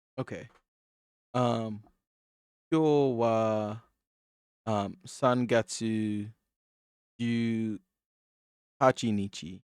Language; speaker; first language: Japanese; non-native, learner; English